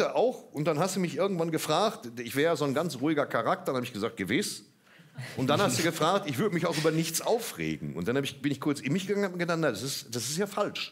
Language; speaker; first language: German; native; German